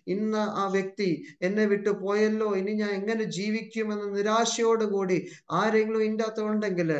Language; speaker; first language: Malayalam; early bilingual, heritage; Malayalam